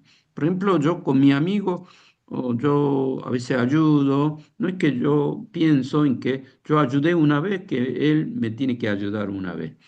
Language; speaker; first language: Spanish; non-native, fluent; Korean